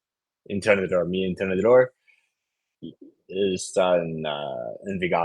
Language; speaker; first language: Spanish; non-native, learner; English